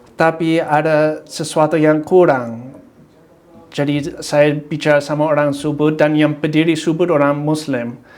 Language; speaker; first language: Indonesian; non-native, fluent; English